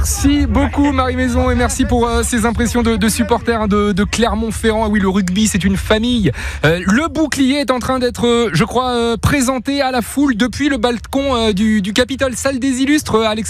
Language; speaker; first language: French; native; French